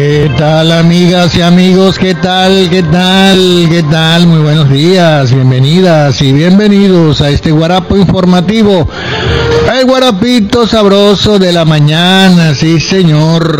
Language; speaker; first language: Spanish; native; Spanish